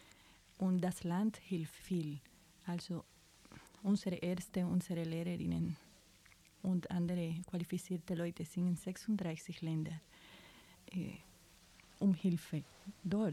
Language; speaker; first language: German; non-native, fluent; Spanish